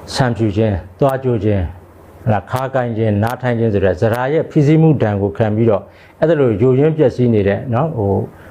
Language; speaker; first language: Burmese; native; Burmese